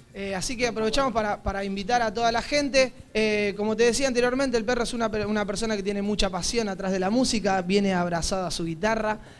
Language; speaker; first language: Spanish; native; Spanish